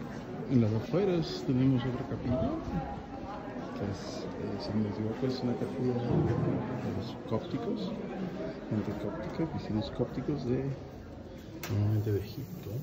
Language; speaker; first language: Spanish; early bilingual, heritage; Spanish